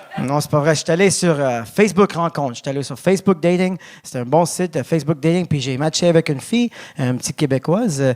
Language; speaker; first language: French; non-native, local second language; English